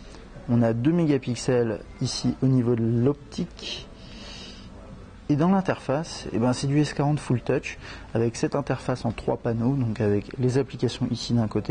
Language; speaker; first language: French; native; French